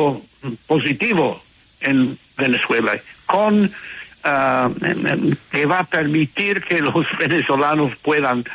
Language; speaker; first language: Spanish; non-native, fluent; English